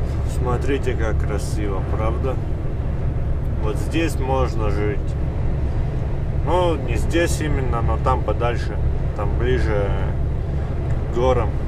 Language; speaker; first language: Russian; non-native, fluent; Latvian